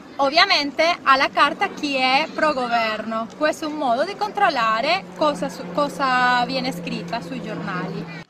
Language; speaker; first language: Italian; non-native, fluent; Spanish